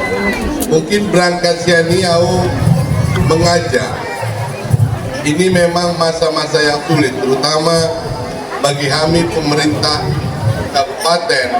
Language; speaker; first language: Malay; non-native, local second language; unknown